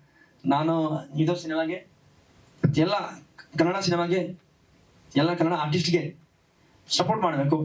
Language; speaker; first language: Kannada; non-native, learner; Hindi